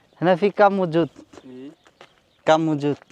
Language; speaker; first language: Arabic; non-native, learner; Bangla